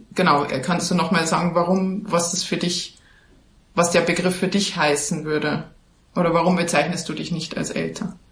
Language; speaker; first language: German; native; German